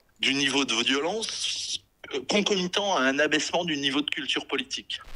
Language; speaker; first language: French; native; French